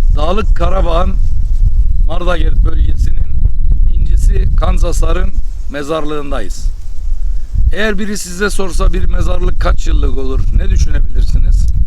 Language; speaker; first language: Turkish; non-native, local second language; Armenian